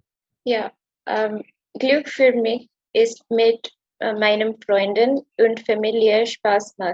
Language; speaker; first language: German; non-native, learner; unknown